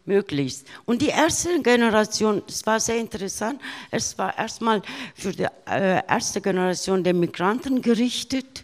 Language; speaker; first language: German; early bilingual, other home language; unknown